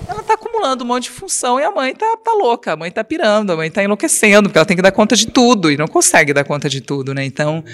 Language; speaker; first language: Portuguese; native; Portuguese